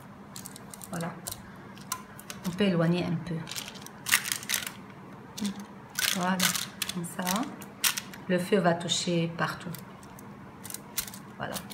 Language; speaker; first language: French; non-native, fluent; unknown